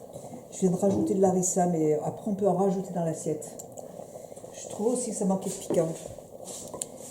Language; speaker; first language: French; native; French